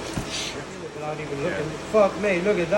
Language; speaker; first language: English; native; English